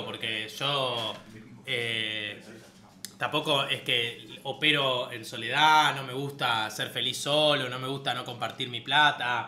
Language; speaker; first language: Spanish; native; Spanish